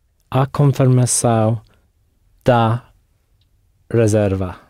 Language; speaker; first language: Portuguese; non-native, learner; English